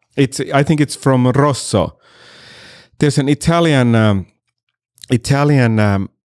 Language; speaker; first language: English; non-native, fluent; Finnish